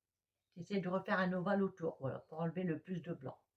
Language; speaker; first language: French; native; French